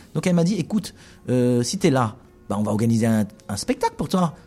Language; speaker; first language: French; non-native, fluent; Chinese